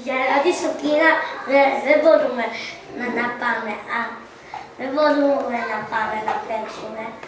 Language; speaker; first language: Greek; early bilingual, other home language; Chinese